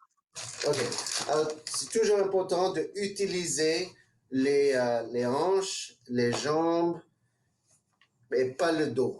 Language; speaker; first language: French; non-native, local second language; English